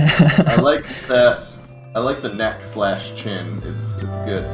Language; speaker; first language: English; native; English